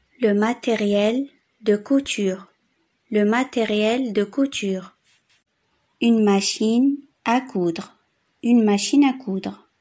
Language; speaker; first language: French; non-native, fluent; Arabic